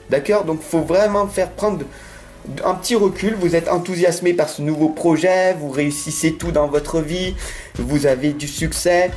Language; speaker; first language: French; native; French